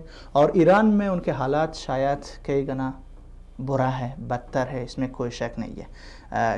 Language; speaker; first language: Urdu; non-native, fluent; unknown